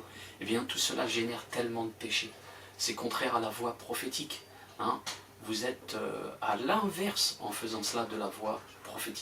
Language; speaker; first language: French; native; French